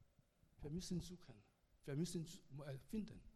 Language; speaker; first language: German; non-native, learner; Korean